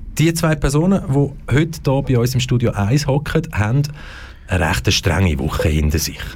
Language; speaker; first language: German; native; German